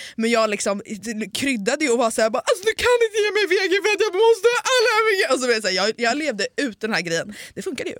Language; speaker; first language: Swedish; early bilingual, other home language; Italian